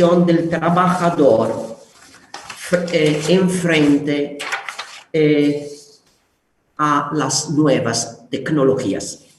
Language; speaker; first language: Spanish; non-native, fluent; Italian